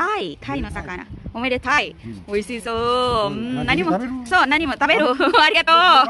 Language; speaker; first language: Japanese; non-native, learner; Indonesian